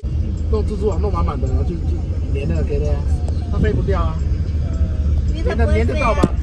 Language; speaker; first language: Chinese; native; Chinese